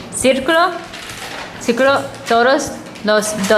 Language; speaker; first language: Spanish; non-native, learner; English